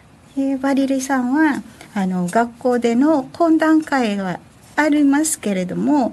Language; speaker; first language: Japanese; non-native, fluent; Filipino